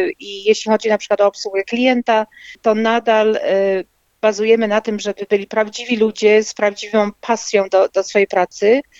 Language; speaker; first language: Polish; native; Polish